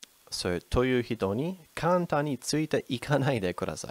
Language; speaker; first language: Japanese; non-native, fluent; English